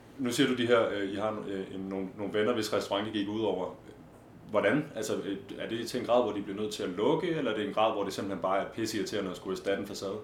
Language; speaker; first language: Danish; native; Danish